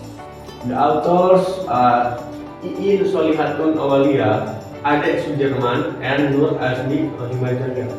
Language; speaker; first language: English; non-native, learner; Indonesian